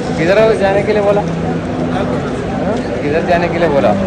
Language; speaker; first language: Hindi; non-native, local second language; Malayalam